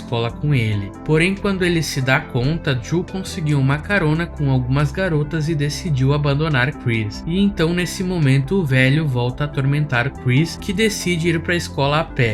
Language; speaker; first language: Portuguese; native; Portuguese